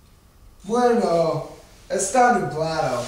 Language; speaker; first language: Spanish; non-native, learner; English